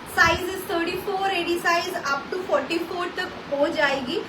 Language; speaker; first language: Hindi; non-native, local second language; Bangla